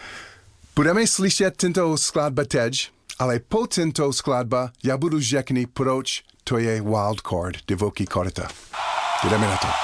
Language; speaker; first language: Czech; non-native, learner; English